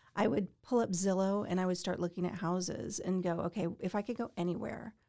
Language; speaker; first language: English; native; English